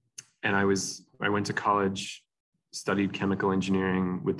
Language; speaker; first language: English; native; English